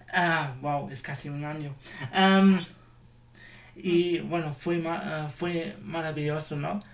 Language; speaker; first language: Spanish; non-native, learner; German